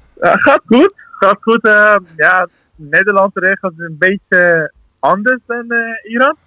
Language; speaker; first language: Dutch; non-native, learner; Persian